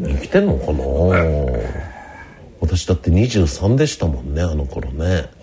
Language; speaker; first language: Japanese; native; Japanese